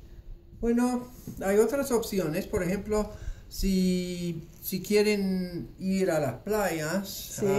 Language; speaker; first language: Spanish; non-native, fluent; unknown